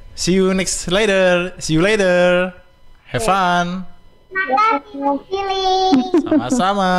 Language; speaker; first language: English; non-native, fluent; Indonesian